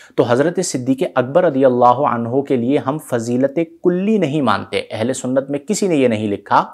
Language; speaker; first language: Urdu; native; Urdu